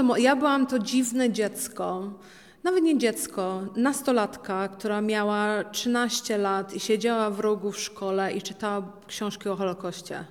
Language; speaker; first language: Polish; early bilingual, heritage; Polish